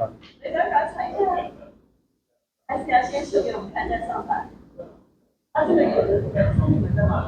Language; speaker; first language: Chinese; native; Chinese